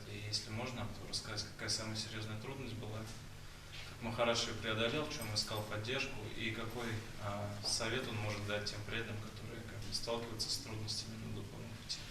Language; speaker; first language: Russian; native; Russian